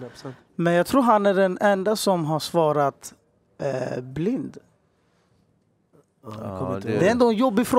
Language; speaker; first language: Swedish; native; Swedish